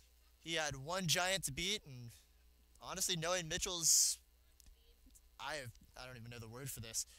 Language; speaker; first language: English; native; English